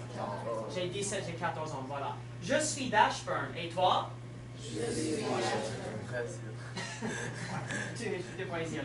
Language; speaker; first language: French; non-native, fluent; English